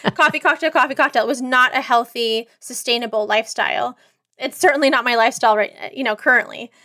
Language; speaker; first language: English; native; English